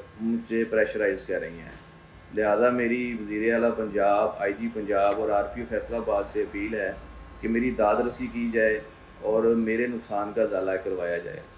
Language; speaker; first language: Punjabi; native; Punjabi